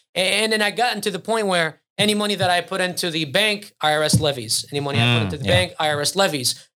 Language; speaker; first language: English; early bilingual, other home language; Arabic